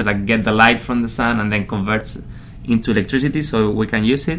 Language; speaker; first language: English; non-native, fluent; Spanish